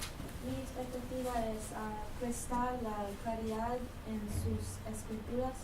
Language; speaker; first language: Spanish; non-native, learner; English